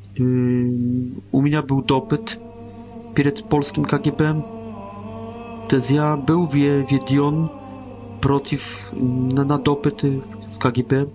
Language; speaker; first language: Polish; non-native, learner; Russian